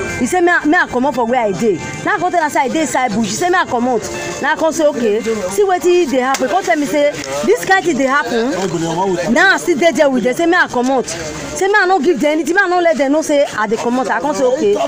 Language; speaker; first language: Nigerian Pidgin; non-native, local second language; Yoruba